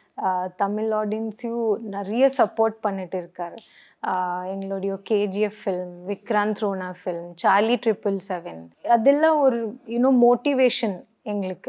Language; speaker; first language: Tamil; non-native, learner; Kannada